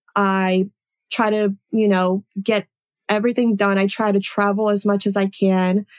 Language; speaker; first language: English; early bilingual, other home language; Polish